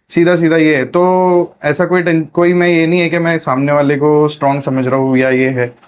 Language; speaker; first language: Hindi; non-native, local second language; Marathi